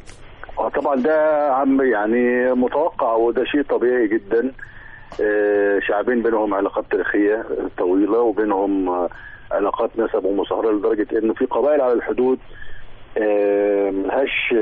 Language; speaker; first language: Arabic; native; Arabic